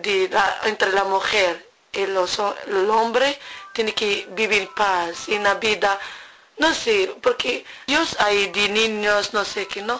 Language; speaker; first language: Spanish; non-native, learner; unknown